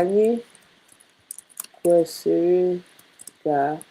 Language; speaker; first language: Igbo; non-native, learner; English